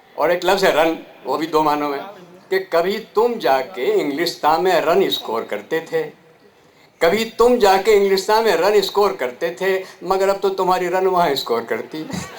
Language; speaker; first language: Urdu; native; Urdu